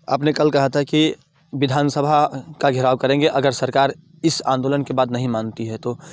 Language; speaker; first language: Hindi; native; Hindi